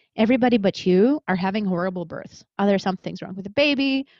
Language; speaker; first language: English; early bilingual, other home language; Russian